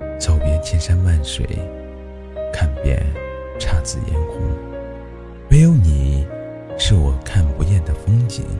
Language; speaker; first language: Chinese; native; Chinese